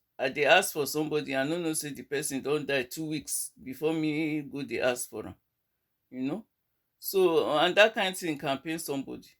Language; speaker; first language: Nigerian Pidgin; non-native, local second language; Yoruba